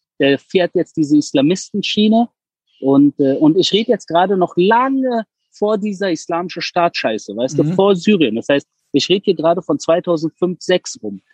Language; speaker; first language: German; early bilingual, other home language; Persian